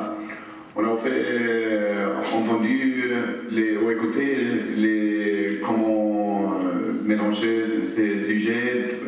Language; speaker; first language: French; non-native, learner; Swedish